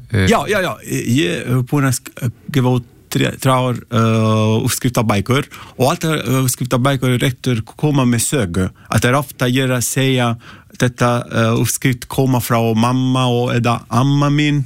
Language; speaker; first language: Icelandic; non-native, learner; Italian